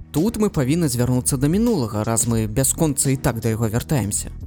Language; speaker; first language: Belarusian; non-native, local second language; Russian